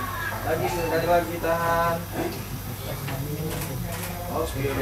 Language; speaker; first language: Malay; non-native, local second language; Javanese